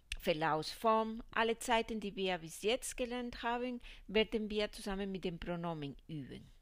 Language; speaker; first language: German; non-native, fluent; Spanish